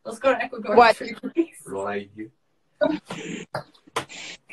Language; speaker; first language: English; native; English